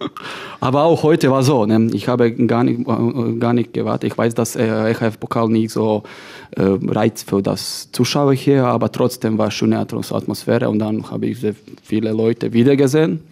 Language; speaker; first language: German; non-native, fluent; Croatian